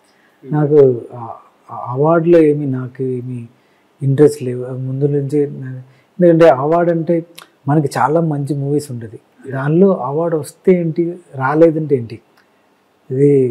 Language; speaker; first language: Telugu; non-native, learner; Malayalam